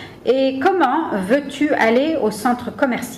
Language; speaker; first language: French; non-native, fluent; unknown